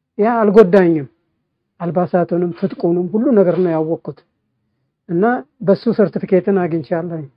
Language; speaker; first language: Amharic; native; Amharic